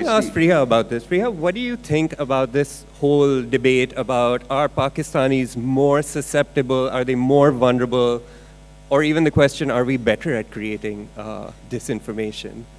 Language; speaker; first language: English; non-native, local second language; Urdu